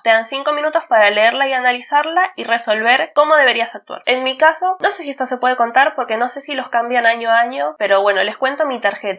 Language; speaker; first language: Spanish; native; Spanish